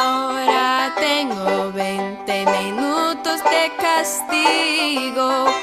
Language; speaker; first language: Spanish; non-native, learner; English